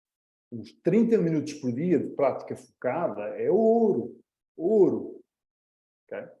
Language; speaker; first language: Portuguese; early bilingual, heritage; Portuguese